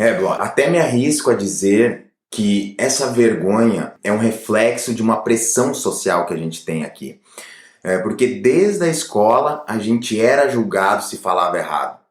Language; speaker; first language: Portuguese; native; Portuguese